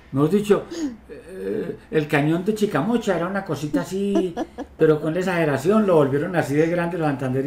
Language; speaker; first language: Spanish; native; Spanish